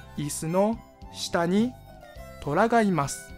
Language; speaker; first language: Japanese; non-native, fluent; Chinese